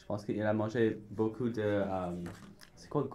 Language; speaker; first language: French; non-native, learner; English